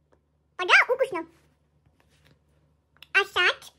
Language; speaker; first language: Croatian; non-native, fluent; Russian